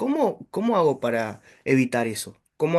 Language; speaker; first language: Spanish; native; Spanish